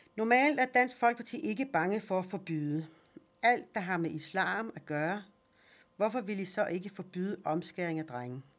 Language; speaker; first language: Danish; early bilingual, other home language; Swedish